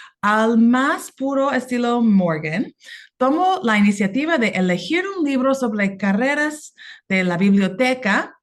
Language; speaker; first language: Spanish; non-native, fluent; English